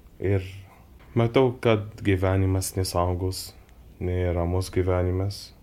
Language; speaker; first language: Lithuanian; non-native, learner; Arabic